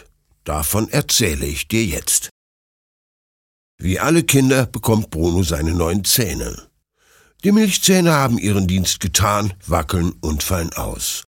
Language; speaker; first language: German; native; German